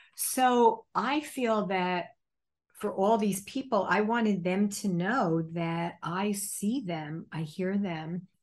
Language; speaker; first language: English; native; English